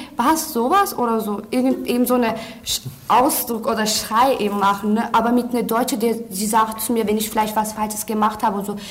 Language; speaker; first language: German; early bilingual, other home language; Turkish